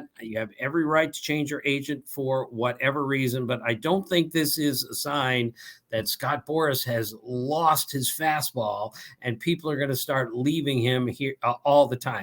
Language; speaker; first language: English; native; English